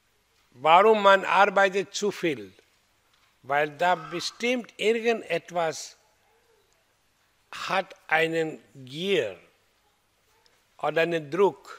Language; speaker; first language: German; non-native, learner; Hindi